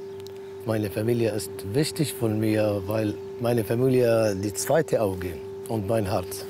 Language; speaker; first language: German; non-native, learner; Arabic